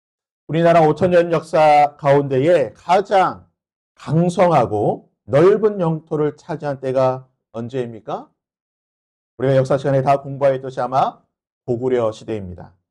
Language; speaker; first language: Korean; native; Korean